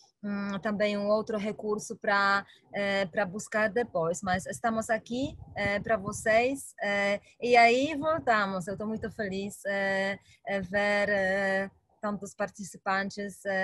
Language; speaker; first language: Portuguese; non-native, fluent; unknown